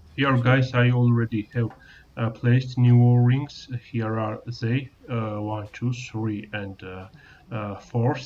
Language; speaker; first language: English; non-native, learner; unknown